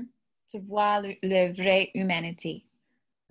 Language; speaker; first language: French; non-native, learner; English